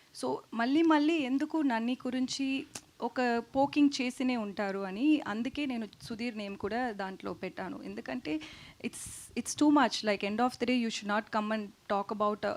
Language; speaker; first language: Telugu; non-native, learner; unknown